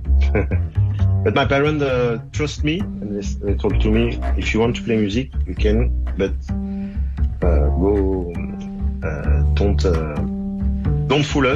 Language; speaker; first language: English; non-native, fluent; French